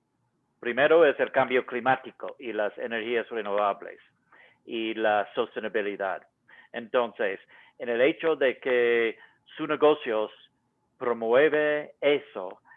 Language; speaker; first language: Spanish; non-native, fluent; English